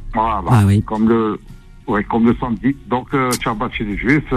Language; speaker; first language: French; non-native, local second language; Arabic